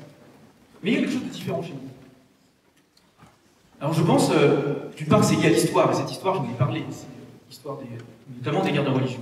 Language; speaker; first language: French; native; French